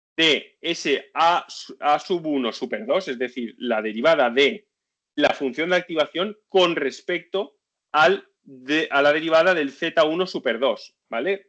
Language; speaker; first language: Spanish; native; Spanish